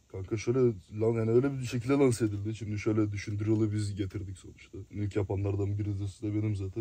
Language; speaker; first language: Turkish; early bilingual, heritage; Turkish